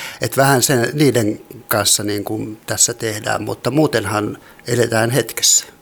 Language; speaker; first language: Finnish; native; Finnish